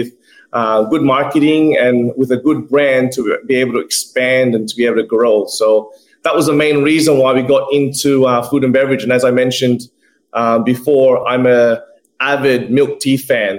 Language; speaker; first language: English; native; English